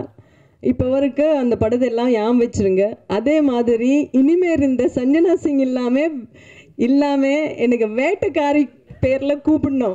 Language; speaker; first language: Tamil; non-native, fluent; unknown